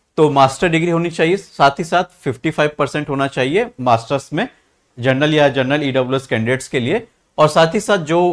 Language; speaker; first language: Hindi; native; Hindi